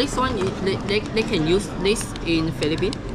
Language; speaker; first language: English; non-native, learner; Chinese